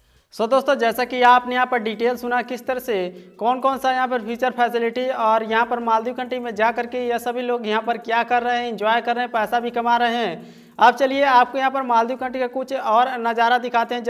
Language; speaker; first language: Hindi; native; Hindi